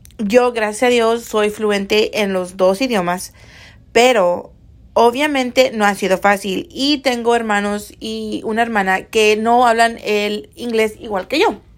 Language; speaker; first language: Spanish; early bilingual, heritage; Spanish